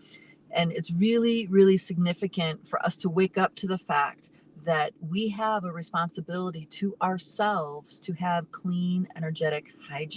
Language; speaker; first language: English; native; English